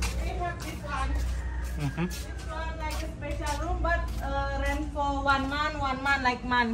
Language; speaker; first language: English; non-native, learner; Balinese